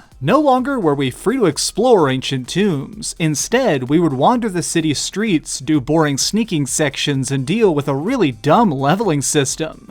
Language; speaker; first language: English; native; English